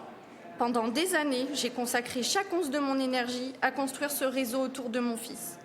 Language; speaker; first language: French; native; French